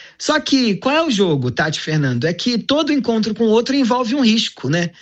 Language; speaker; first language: Portuguese; native; Portuguese